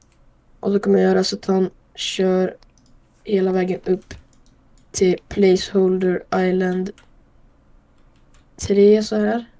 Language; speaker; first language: Swedish; native; Swedish